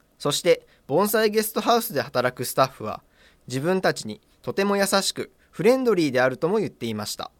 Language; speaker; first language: Japanese; native; Japanese